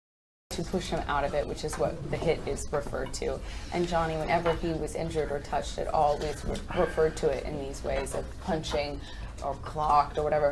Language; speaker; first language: English; native; English